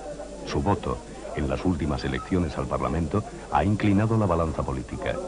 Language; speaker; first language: Spanish; native; Spanish